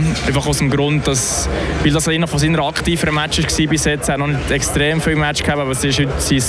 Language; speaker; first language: German; native; German